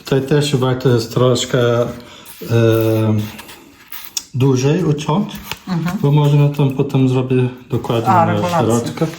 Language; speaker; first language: Polish; non-native, learner; Portuguese